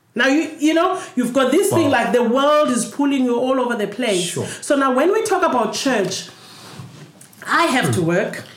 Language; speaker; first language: English; non-native, fluent; Xhosa